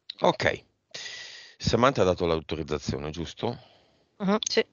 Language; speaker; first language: Italian; native; Italian